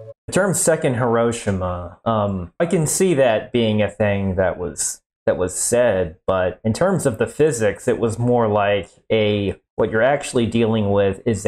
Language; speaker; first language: English; native; English